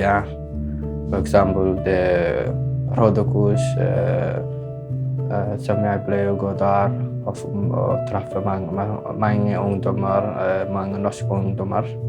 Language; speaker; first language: Norwegian; non-native, learner; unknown